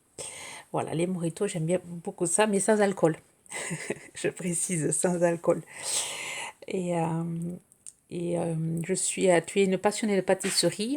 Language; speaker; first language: French; native; French